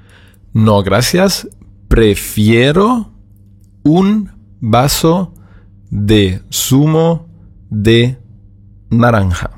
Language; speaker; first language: Spanish; non-native, fluent; German